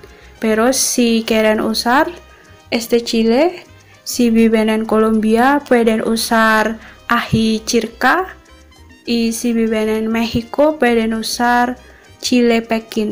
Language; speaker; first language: Spanish; non-native, fluent; Indonesian